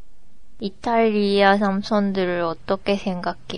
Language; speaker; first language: Korean; non-native, learner; Japanese